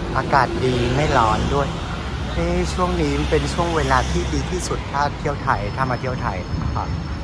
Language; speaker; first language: Thai; non-native, fluent; Vietnamese